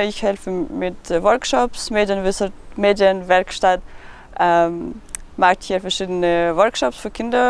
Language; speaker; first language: German; non-native, learner; Russian